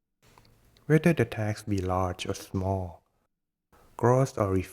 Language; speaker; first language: English; non-native, fluent; Thai